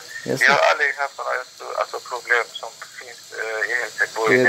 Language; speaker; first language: Swedish; non-native, learner; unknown